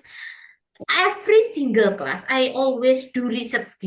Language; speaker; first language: English; non-native, learner; Indonesian